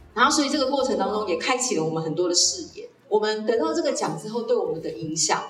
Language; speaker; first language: Chinese; native; Chinese